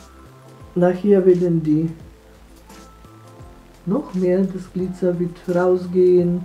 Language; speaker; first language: German; non-native, fluent; Polish